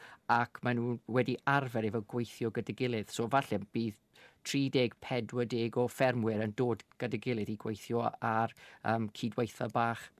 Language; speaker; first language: Welsh; non-native, fluent; English